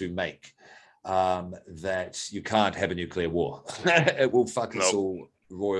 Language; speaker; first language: English; native; English